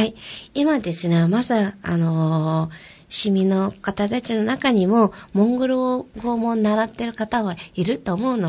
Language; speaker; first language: Japanese; native; Japanese